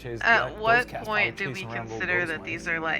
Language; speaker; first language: English; native; English